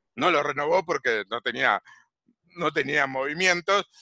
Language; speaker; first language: Spanish; native; Spanish